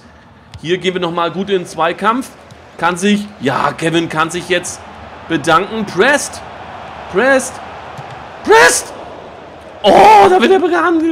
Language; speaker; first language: German; native; German